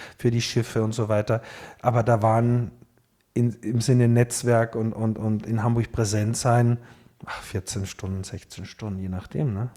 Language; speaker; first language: German; native; German